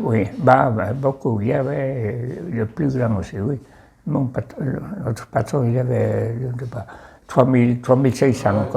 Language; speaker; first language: French; non-native, local second language; Basque